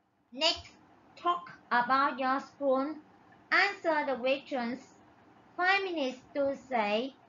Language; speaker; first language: English; non-native, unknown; Vietnamese